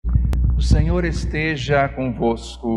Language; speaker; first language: Portuguese; native; Portuguese